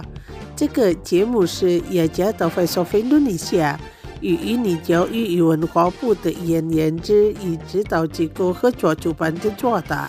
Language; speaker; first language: Chinese; non-native, fluent; Indonesian